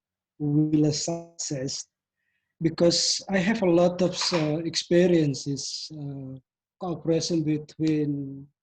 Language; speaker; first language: English; non-native, learner; Indonesian